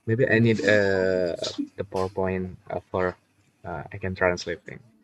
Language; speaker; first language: English; non-native, learner; Indonesian